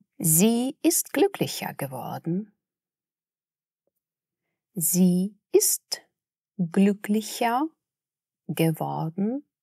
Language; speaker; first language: German; non-native, fluent; Russian